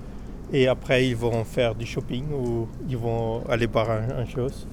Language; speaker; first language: French; non-native, local second language; Dutch